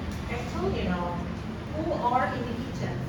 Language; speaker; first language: English; non-native, fluent; Indonesian